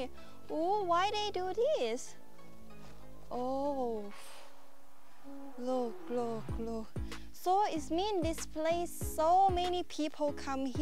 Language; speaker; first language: English; non-native, learner; Thai